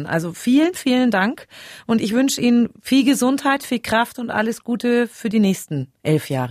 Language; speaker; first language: German; native; German